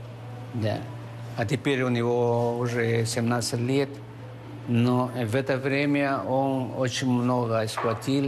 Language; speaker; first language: Russian; non-native, learner; Spanish